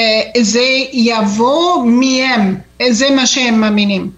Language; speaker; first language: Hebrew; non-native, fluent; Spanish